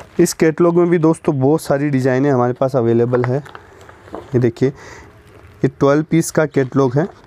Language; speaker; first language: Hindi; native; Hindi